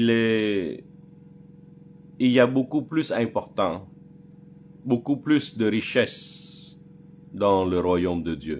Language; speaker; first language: French; non-native, fluent; Khmer